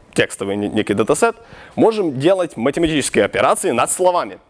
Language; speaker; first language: Russian; non-native, local second language; Ukrainian